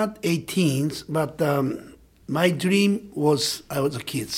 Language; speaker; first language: English; non-native, learner; Japanese